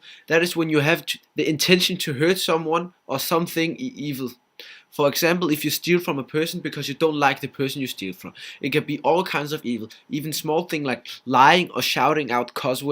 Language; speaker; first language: English; non-native, fluent; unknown